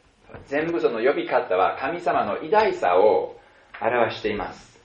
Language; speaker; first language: Japanese; non-native, fluent; German